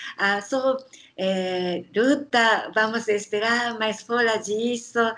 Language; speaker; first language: Portuguese; non-native, learner; Japanese